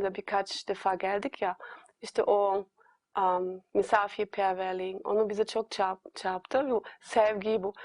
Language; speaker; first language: Turkish; non-native, fluent; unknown